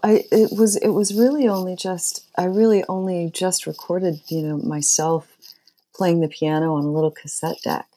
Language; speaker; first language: English; native; English